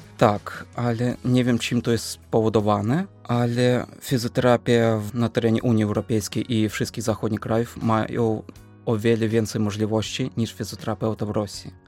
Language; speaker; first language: Polish; non-native, fluent; Russian